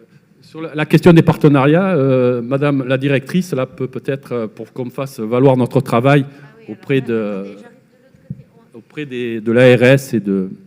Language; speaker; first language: French; native; French